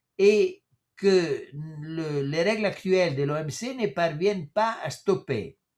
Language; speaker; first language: French; non-native, fluent; Italian